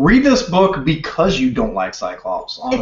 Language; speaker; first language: English; native; English